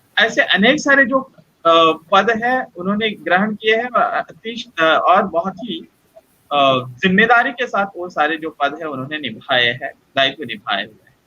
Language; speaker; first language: Hindi; non-native, local second language; Marathi